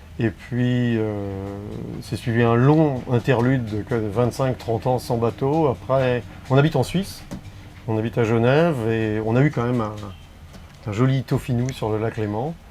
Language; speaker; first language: French; native; French